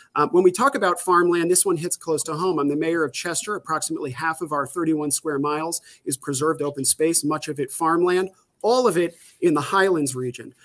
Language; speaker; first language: English; native; English